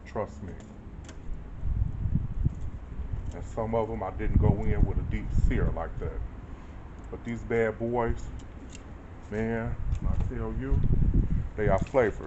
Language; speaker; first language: English; native; English